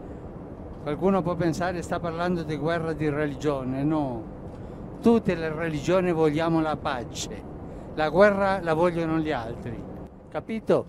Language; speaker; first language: Italian; non-native, fluent; Spanish